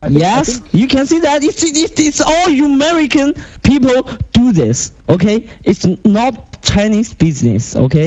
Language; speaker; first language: English; non-native, learner; Chinese